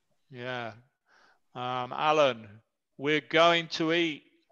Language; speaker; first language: English; native; English